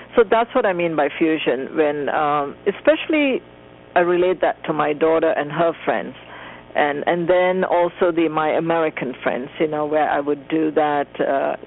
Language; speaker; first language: English; non-native, local second language; Tamil